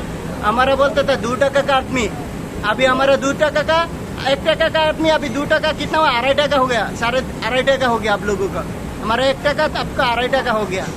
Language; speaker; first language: Hindi; non-native, learner; Bangla